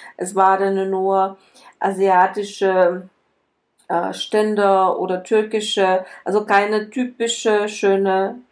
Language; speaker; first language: German; non-native, fluent; Czech